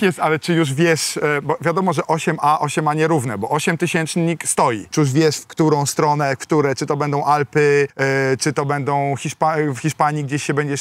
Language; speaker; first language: Polish; native; Polish